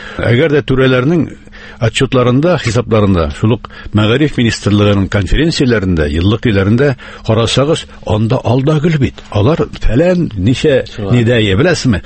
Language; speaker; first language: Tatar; native; Tatar